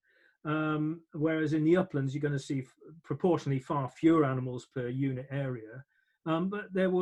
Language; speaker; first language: English; native; English